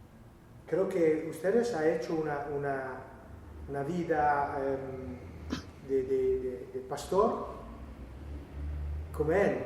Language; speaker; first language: Spanish; non-native, learner; Italian